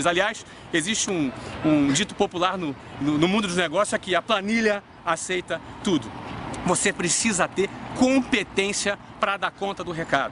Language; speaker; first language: Portuguese; native; Portuguese